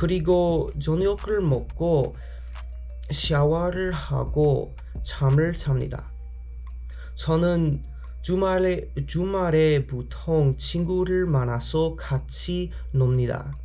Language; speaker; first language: Korean; non-native, learner; English